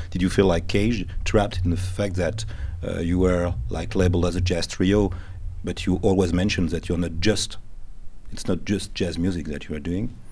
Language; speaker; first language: English; non-native, fluent; French